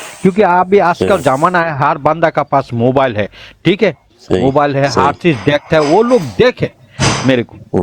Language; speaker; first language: Hindi; non-native, learner; Bangla